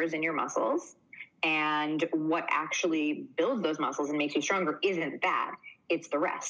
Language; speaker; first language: English; native; English